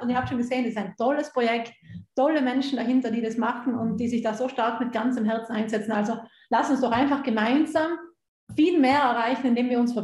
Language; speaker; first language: German; native; German